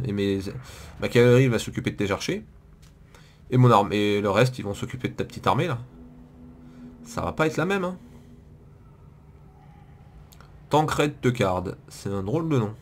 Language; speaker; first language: French; native; French